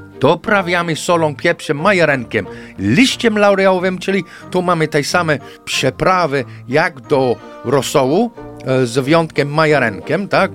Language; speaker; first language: Polish; non-native, fluent; English